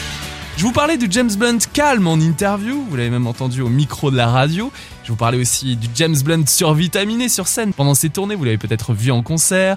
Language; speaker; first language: French; native; French